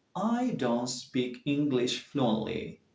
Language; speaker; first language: English; non-native, fluent; Arabic